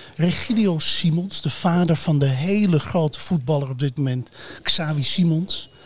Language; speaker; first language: Dutch; native; Dutch